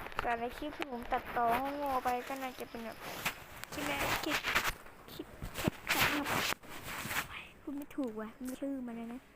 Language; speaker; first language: Thai; native; Thai